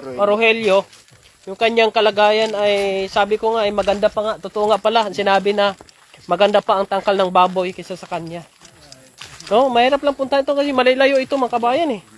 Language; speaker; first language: Filipino; non-native, local second language; Hiligaynon